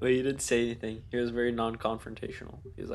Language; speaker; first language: English; native; English